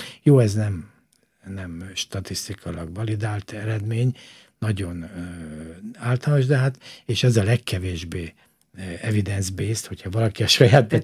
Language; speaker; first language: Hungarian; native; Hungarian